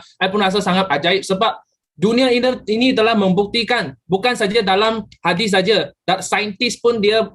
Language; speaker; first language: Malay; native; Malay